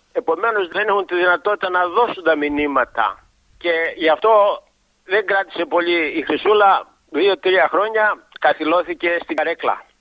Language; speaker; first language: Greek; native; Greek